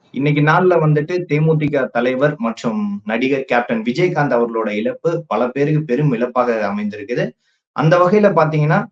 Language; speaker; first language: Tamil; native; Tamil